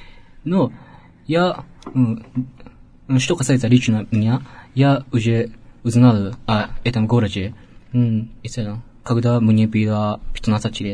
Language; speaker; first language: Russian; non-native, learner; Japanese